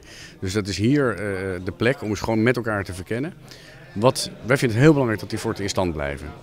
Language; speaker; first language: Dutch; native; Dutch